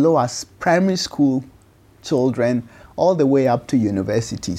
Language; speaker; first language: English; non-native, local second language; Akan